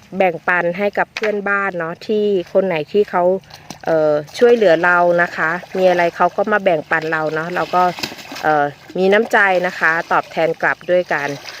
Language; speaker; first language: Thai; non-native, local second language; Northeastern Thai